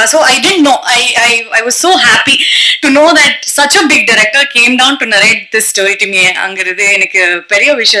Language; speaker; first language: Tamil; non-native, learner; Kannada